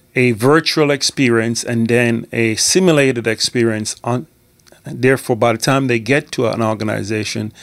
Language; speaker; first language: English; native; English